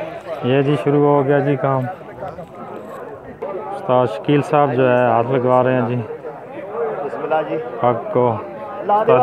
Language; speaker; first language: Hindi; non-native, local second language; Punjabi